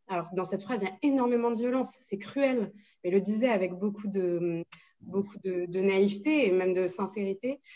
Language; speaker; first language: French; native; French